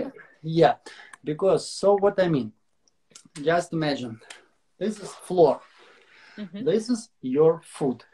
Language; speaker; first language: English; non-native, learner; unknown